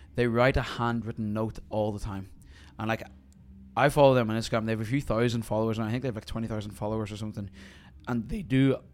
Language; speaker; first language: English; native; English